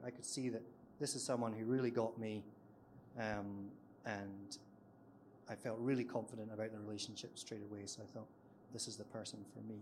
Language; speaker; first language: English; native; English